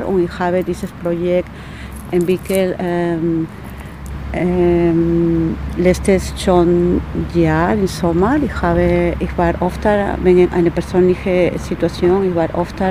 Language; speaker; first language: German; non-native, fluent; Spanish